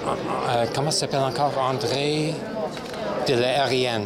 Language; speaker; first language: French; non-native, local second language; English